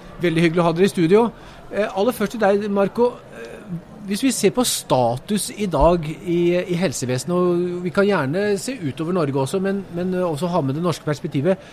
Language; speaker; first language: Norwegian; native; Norwegian